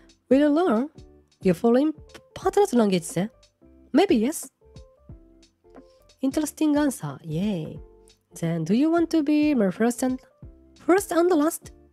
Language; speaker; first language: English; non-native, learner; Japanese